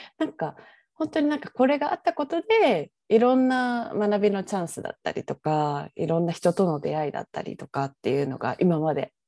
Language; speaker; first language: Japanese; native; Japanese